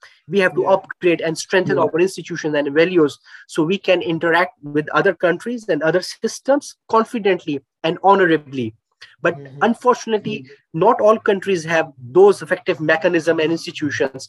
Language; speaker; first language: English; non-native, local second language; Urdu